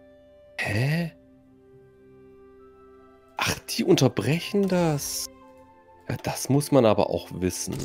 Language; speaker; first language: German; native; German